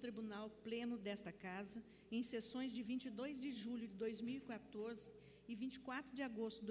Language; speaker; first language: Portuguese; native; Portuguese